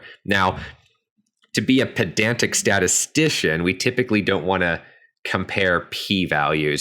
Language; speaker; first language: English; native; English